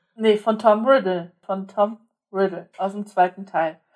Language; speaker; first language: German; non-native, local second language; Polish